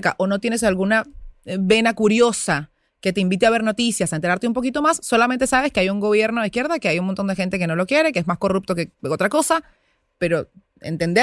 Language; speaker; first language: Spanish; native; Spanish